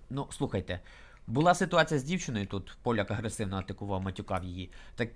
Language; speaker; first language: Ukrainian; native; Ukrainian